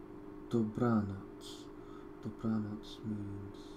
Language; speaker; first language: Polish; non-native, learner; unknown